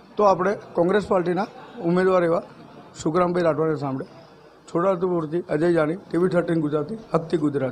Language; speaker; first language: Gujarati; native; Gujarati